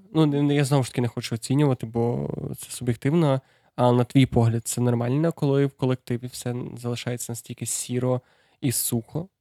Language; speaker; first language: Ukrainian; non-native, local second language; Russian